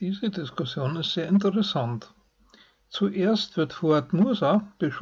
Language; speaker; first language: German; native; German